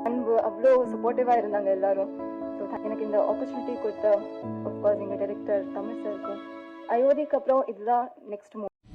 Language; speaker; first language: Tamil; non-native, fluent; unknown